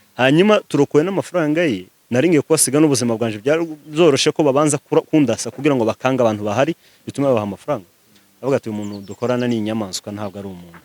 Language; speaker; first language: Kinyarwanda; native; Kinyarwanda